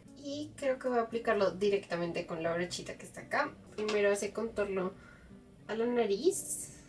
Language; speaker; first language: Spanish; native; Spanish